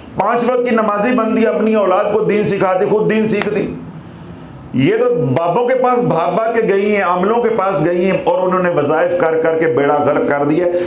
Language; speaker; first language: Urdu; non-native, local second language; Punjabi